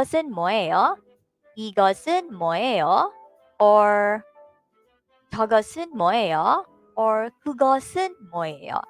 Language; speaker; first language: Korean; non-native, fluent; Filipino